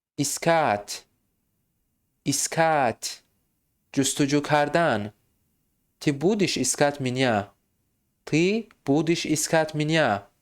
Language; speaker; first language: Russian; non-native, fluent; Tajik